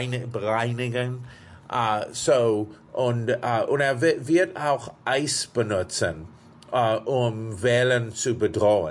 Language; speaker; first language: German; non-native, fluent; English